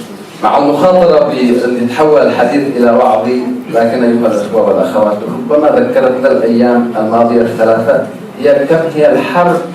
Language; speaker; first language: Arabic; native; Arabic